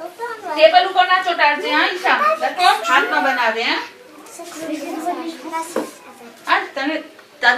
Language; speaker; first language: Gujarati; early bilingual, heritage; Gujarati